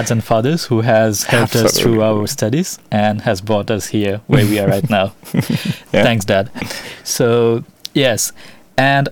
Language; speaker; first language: English; non-native, local second language; Bangla